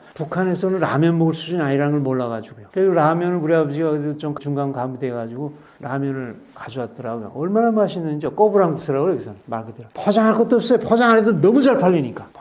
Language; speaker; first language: Korean; native; Korean